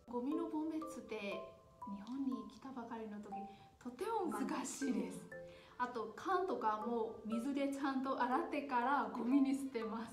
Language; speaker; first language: Japanese; non-native, fluent; Burmese